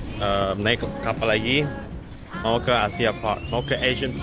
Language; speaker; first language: Indonesian; non-native, fluent; Turkish